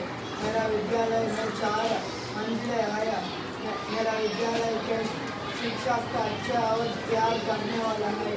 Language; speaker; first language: Hindi; non-native, local second language; Telugu